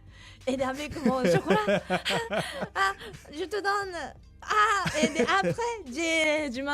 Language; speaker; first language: French; non-native, fluent; Japanese